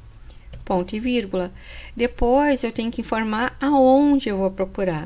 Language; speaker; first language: Portuguese; native; Portuguese